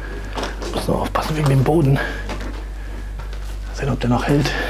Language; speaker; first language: German; native; German